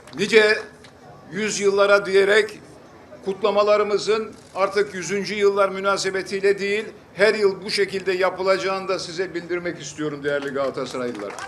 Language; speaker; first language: Turkish; native; Turkish